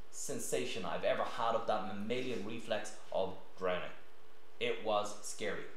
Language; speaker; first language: English; native; English